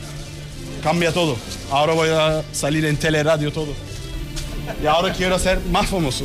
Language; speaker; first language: Spanish; non-native, learner; Turkish